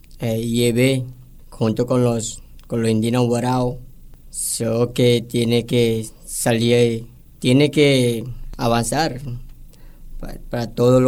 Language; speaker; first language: Spanish; non-native, local second language; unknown